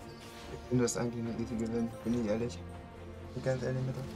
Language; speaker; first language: German; native; German